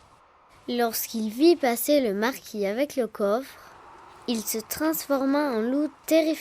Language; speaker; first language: French; native; French